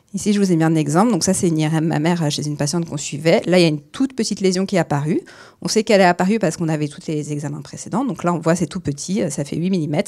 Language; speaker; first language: French; native; French